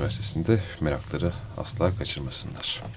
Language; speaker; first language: Turkish; native; Turkish